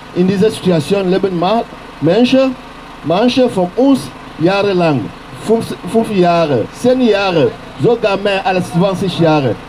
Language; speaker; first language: German; non-native, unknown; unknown